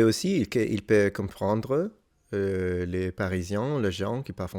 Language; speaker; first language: French; non-native, learner; Italian